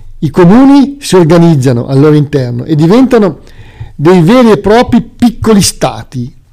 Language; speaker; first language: Italian; native; Italian